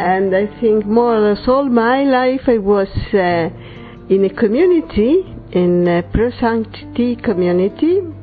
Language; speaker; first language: English; non-native, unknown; Italian